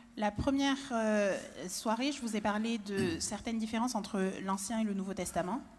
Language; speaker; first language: French; native; French